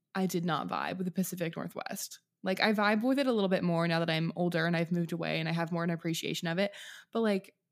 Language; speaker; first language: English; native; English